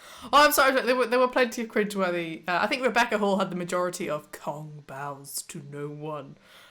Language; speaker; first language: English; native; English